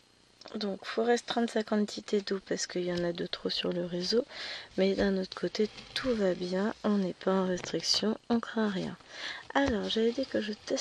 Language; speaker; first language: French; native; French